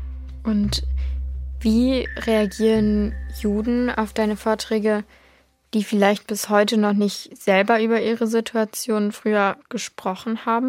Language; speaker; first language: German; native; German